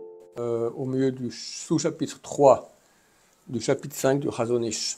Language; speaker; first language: French; native; French